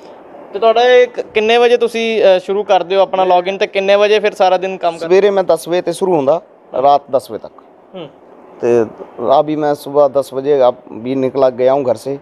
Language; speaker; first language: Hindi; native; Hindi